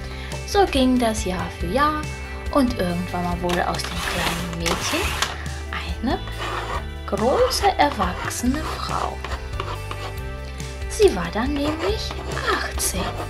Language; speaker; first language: German; early bilingual, other home language; Russian